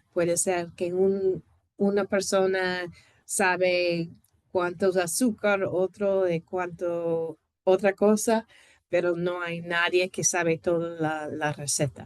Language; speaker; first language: Spanish; non-native, fluent; English